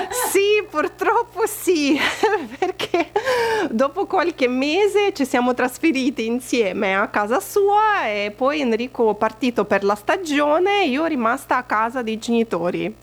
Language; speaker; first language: Italian; non-native, fluent; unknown